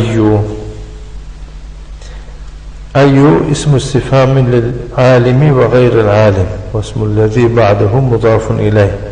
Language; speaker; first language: Arabic; non-native, fluent; Tajik